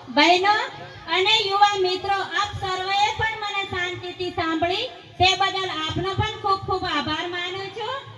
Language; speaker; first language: Gujarati; non-native, local second language; Rathawi